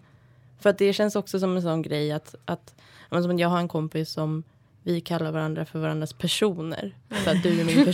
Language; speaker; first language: Swedish; native; Swedish